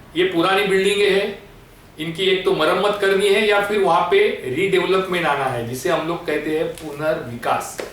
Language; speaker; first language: Hindi; non-native, local second language; Marathi